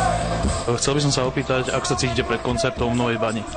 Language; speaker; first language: Slovak; native; Slovak